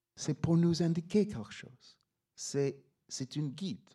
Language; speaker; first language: French; non-native, fluent; English